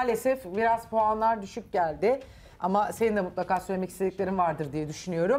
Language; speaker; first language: Turkish; native; Turkish